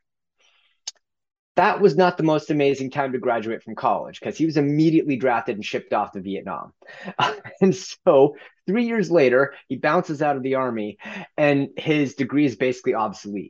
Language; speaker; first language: English; native; English